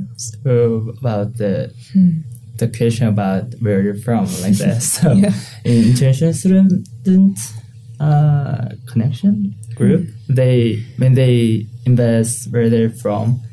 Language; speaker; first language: English; non-native, learner; Korean